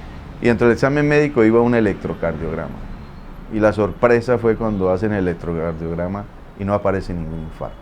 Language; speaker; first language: Spanish; native; Spanish